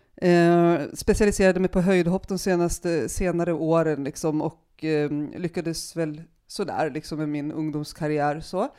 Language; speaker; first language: Swedish; native; Swedish